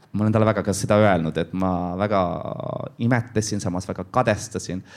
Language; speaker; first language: Estonian; non-native, local second language; Russian